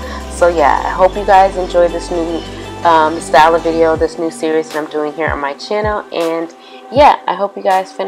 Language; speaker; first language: English; native; English